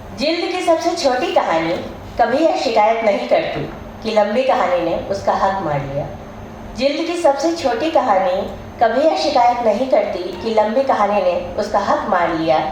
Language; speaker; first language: Hindi; native; Hindi